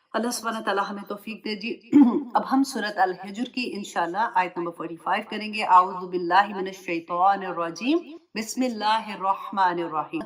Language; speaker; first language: Urdu; non-native, local second language; Punjabi